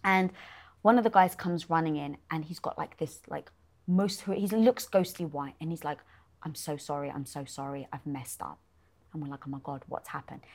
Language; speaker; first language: English; native; English